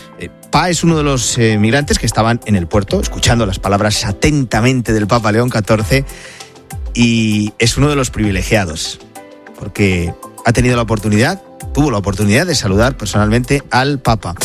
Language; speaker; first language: Spanish; native; Spanish